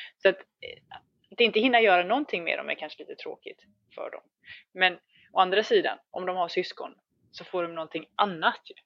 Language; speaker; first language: Swedish; native; Swedish